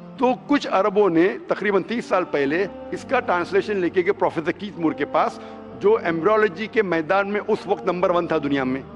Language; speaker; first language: Hindi; non-native, local second language; Konkani